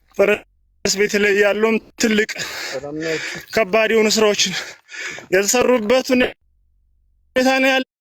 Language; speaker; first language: Amharic; native; Amharic